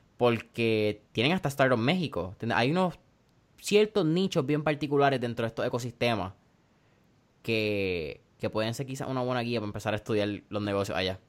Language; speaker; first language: Spanish; native; Spanish